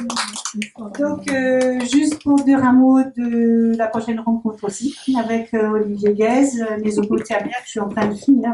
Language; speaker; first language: French; native; French